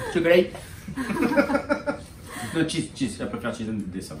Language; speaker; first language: English; non-native, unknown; French